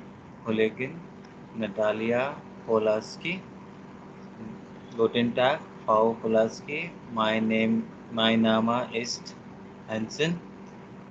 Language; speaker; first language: German; non-native, learner; Hindi